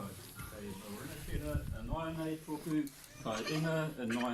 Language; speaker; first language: Māori; non-native, learner; English